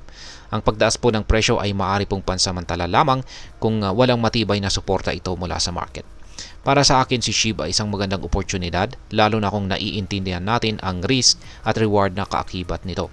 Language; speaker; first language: Filipino; native; Filipino